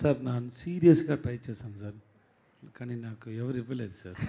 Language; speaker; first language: Telugu; non-native, learner; Tamil